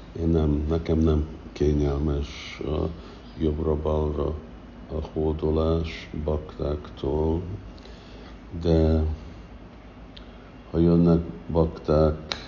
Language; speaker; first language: Hungarian; early bilingual, heritage; Hungarian